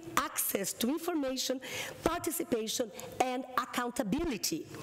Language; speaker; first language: English; non-native, fluent; Portuguese